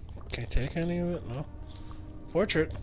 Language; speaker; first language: English; native; English